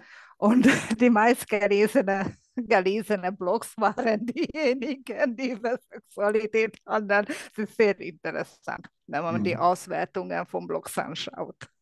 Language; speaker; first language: German; non-native, fluent; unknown